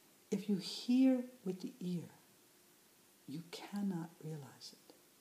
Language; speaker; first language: English; native; English